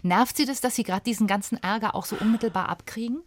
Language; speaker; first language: German; native; German